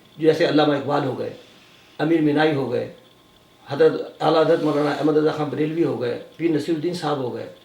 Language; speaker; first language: Urdu; native; Urdu